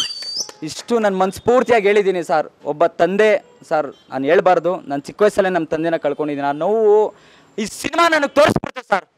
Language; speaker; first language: Kannada; native; Kannada